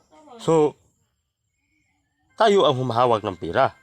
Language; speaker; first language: Filipino; non-native, local second language; Cebuano